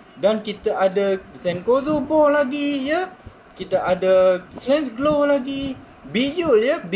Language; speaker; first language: Malay; non-native, local second language; Chinese